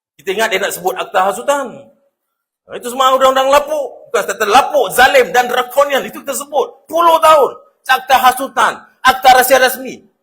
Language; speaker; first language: Malay; native; Malay